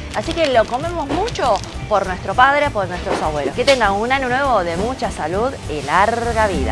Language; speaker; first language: Spanish; early bilingual, other home language; Chinese